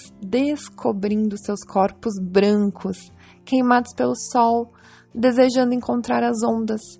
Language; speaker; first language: Portuguese; native; Portuguese